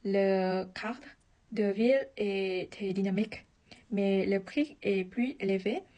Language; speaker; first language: French; non-native, learner; Vietnamese